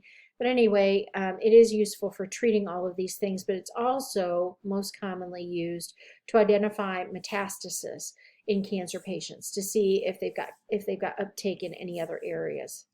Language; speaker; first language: English; native; English